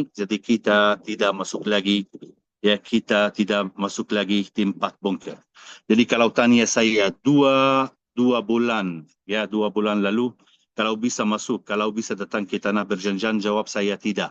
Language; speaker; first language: Indonesian; non-native, fluent; Arabic